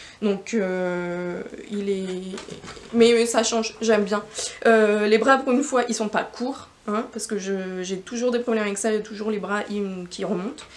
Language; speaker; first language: French; non-native, fluent; Spanish